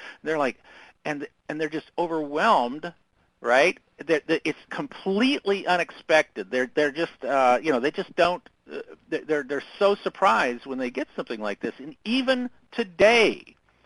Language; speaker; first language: English; native; English